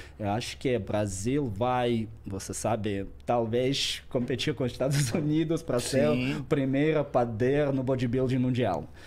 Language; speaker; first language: Portuguese; non-native, fluent; Russian